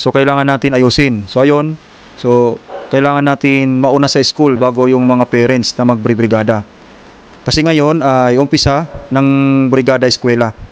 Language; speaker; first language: Filipino; non-native, local second language; Waray